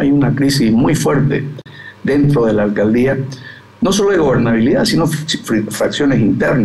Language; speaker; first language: Spanish; native; Spanish